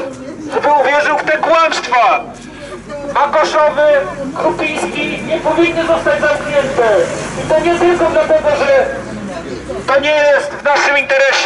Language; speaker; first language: Polish; native; Polish